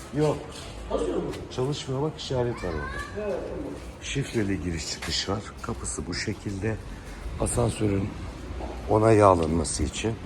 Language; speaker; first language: Turkish; native; Turkish